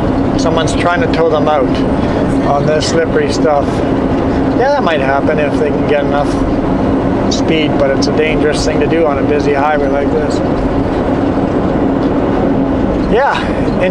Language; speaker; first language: English; native; English